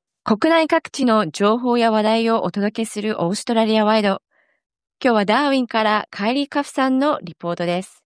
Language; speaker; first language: Japanese; native; Japanese